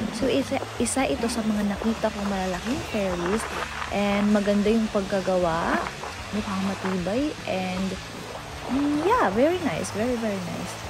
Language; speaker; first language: Filipino; native; Filipino